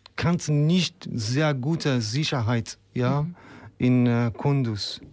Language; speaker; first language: German; non-native, fluent; Persian